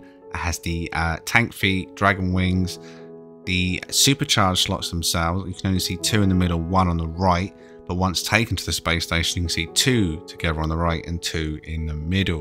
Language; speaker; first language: English; native; English